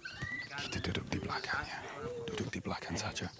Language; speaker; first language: Indonesian; non-native, learner; English